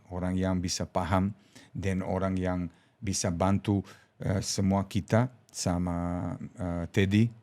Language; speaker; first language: Indonesian; non-native, fluent; Serbian